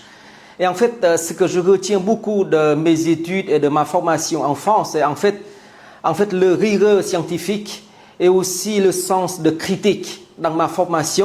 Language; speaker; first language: French; non-native, fluent; Vietnamese